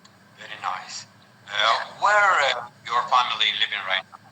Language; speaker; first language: English; non-native, learner; Arabic